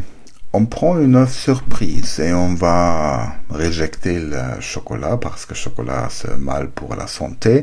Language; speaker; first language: French; non-native, learner; German